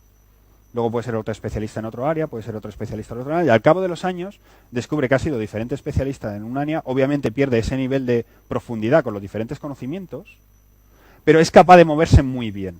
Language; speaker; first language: Spanish; native; Spanish